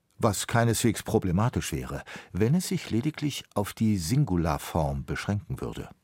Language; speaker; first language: German; native; German